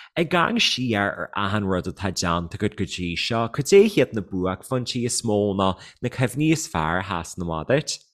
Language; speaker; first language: Irish; native; Irish